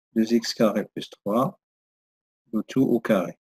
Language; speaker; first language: French; non-native, local second language; Arabic